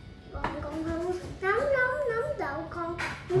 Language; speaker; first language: Vietnamese; early bilingual, heritage; Vietnamese